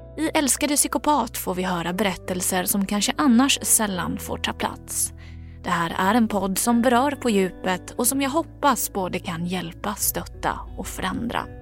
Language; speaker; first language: Swedish; native; Swedish